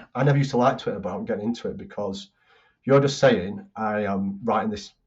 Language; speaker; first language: English; native; English